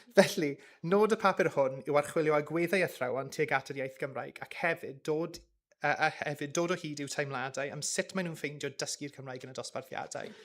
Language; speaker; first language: Welsh; non-native, local second language; English